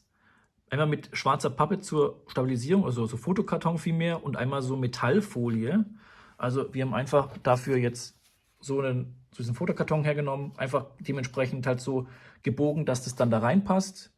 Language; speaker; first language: German; native; German